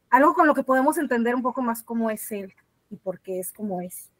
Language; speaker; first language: Spanish; native; Spanish